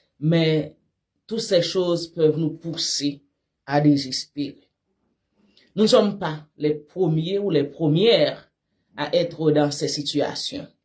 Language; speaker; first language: French; non-native, local second language; Haitian Creole